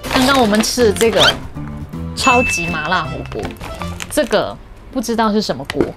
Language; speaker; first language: Chinese; native; Chinese